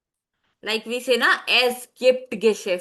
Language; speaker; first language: German; non-native, fluent; Hindi